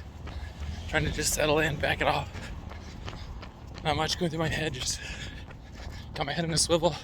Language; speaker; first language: English; native; English